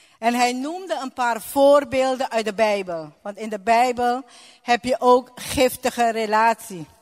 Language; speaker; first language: Dutch; non-native, local second language; Papiamento